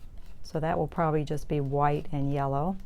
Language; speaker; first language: English; native; English